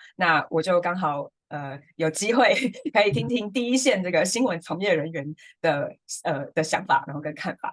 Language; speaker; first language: Chinese; native; Chinese